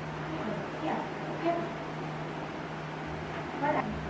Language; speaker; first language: English; non-native, learner; Vietnamese